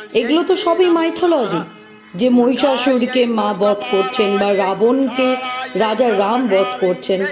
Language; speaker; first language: Bangla; native; Bangla